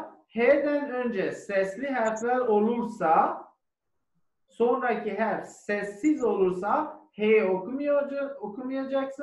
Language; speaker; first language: Turkish; non-native, learner; German